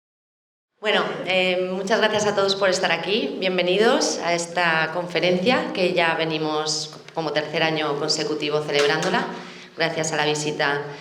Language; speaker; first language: Spanish; native; Spanish